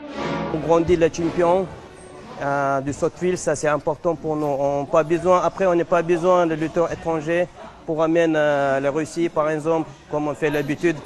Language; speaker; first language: French; non-native, learner; Chechen